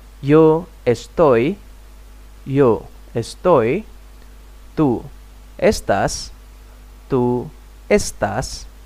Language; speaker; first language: Spanish; non-native, fluent; Indonesian